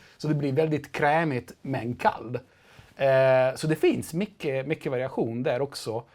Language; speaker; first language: Swedish; non-native, fluent; Italian